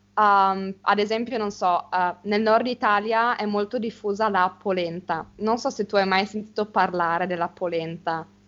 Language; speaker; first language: Italian; native; Italian